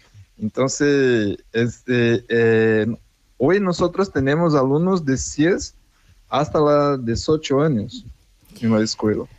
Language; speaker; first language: Spanish; non-native, fluent; Portuguese